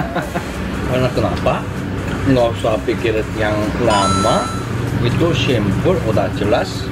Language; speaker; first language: Indonesian; non-native, fluent; Korean